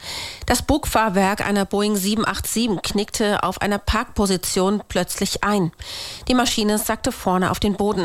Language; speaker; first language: German; native; German